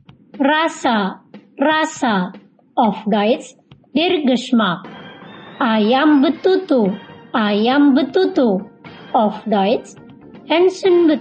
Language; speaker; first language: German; non-native, fluent; Indonesian